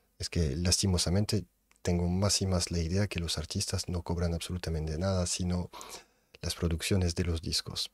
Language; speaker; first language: Spanish; non-native, fluent; French